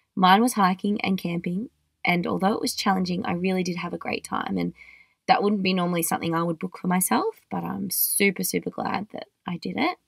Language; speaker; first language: English; native; English